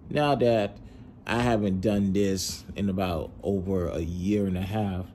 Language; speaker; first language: English; native; English